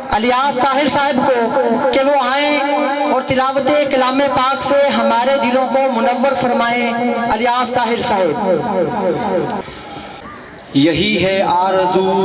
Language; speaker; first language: Urdu; non-native, local second language; Punjabi